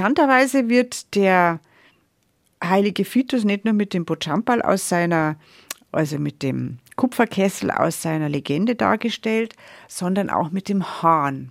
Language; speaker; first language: German; native; German